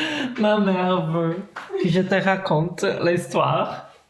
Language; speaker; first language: French; non-native, fluent; Portuguese